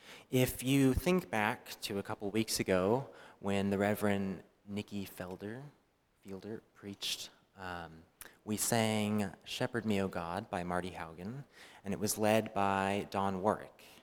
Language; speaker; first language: English; native; English